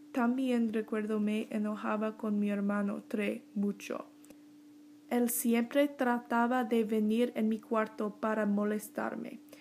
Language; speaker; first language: Spanish; non-native, learner; English